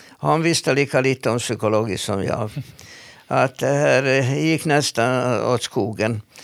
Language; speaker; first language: Swedish; non-native, fluent; Hungarian